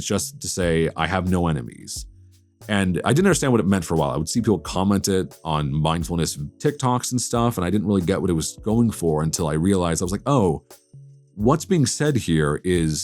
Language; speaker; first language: English; native; English